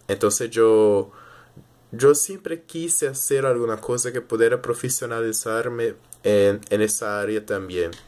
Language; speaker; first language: Spanish; early bilingual, heritage; Portuguese